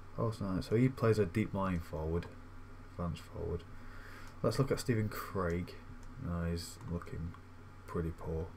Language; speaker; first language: English; native; English